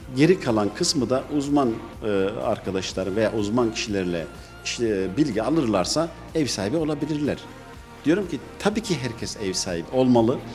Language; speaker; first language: Turkish; early bilingual, heritage; Turkish